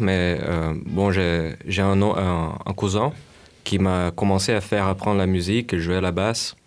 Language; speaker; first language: French; non-native, fluent; Portuguese